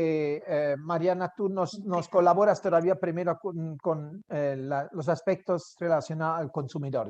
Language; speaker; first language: Spanish; native; Spanish